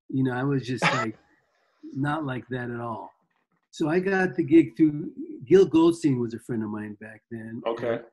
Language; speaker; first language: English; native; English